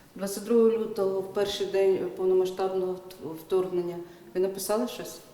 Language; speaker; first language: Ukrainian; native; Ukrainian